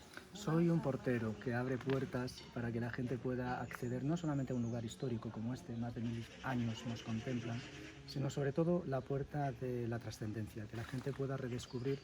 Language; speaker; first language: Spanish; native; Spanish